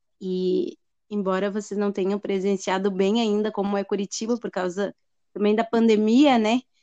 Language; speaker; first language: Portuguese; native; Portuguese